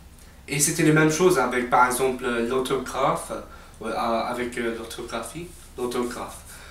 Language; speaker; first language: French; non-native, fluent; English